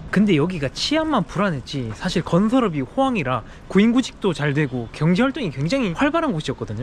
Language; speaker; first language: Korean; native; Korean